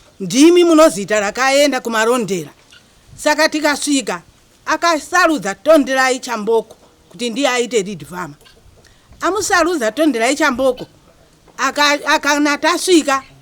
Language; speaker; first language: Shona; native; Shona